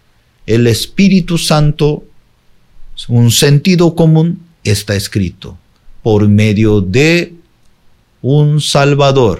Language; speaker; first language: Spanish; non-native, fluent; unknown